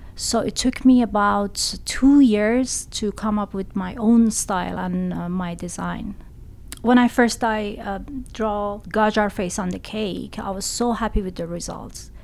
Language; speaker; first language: English; non-native, fluent; Persian